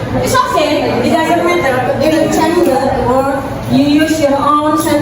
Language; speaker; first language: English; non-native, fluent; Indonesian